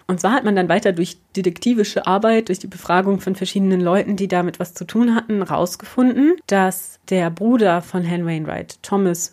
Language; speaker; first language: German; native; German